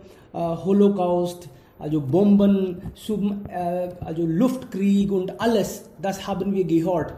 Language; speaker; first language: German; non-native, fluent; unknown